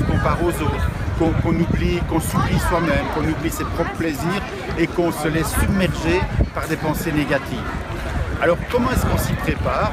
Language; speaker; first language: French; native; French